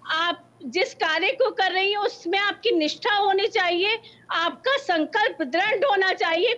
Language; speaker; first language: Hindi; native; Hindi